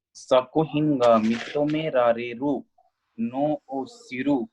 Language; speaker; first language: Japanese; non-native, learner; Hindi